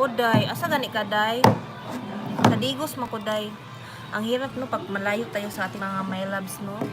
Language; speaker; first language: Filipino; non-native, local second language; Waray